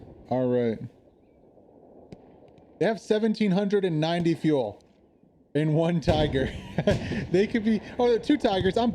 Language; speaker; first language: English; native; English